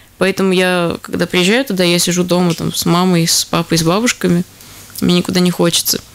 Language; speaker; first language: Russian; native; Russian